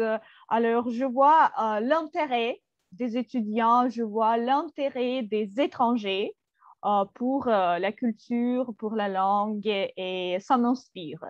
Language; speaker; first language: French; non-native, fluent; Russian